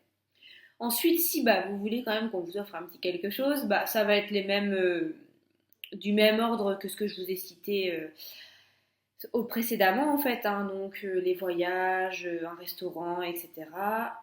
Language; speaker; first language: French; native; French